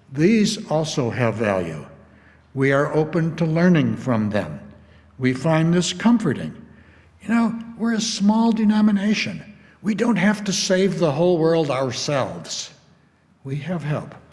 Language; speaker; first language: English; native; English